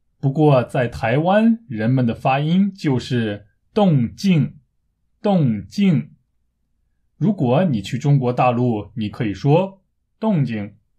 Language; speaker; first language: Chinese; native; Chinese